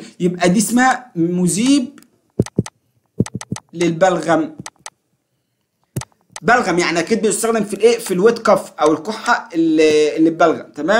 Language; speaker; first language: Arabic; native; Arabic